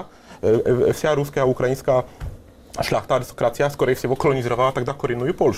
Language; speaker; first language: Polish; non-native, learner; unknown